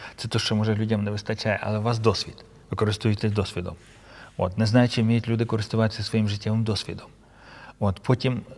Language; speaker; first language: Ukrainian; native; Ukrainian